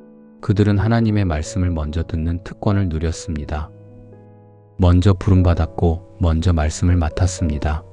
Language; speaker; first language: Korean; native; Korean